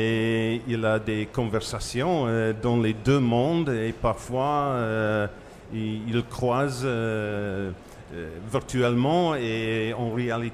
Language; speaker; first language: French; non-native, fluent; English